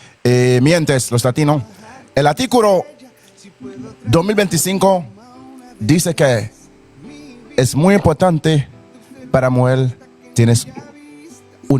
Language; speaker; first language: Spanish; non-native, learner; Haitian Creole